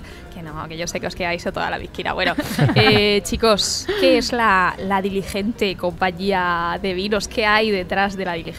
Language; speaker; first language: Spanish; native; Spanish